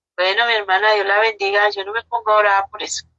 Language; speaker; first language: Spanish; native; Spanish